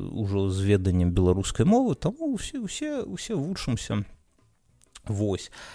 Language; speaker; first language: Belarusian; non-native, local second language; Russian